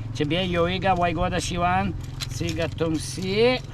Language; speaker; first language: Chinese; non-native, learner; Italian